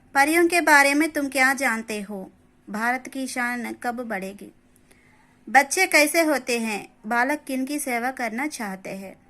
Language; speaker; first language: Hindi; non-native, local second language; Telugu